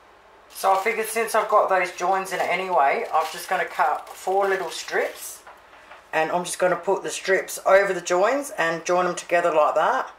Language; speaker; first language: English; native; English